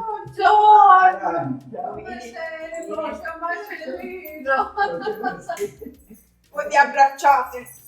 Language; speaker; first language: Italian; native; Italian